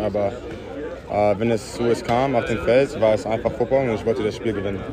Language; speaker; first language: German; early bilingual, heritage; English